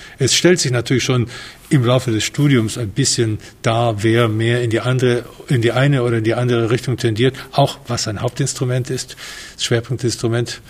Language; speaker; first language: German; non-native, fluent; Spanish